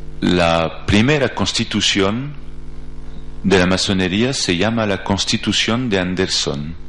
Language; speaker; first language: Spanish; non-native, fluent; French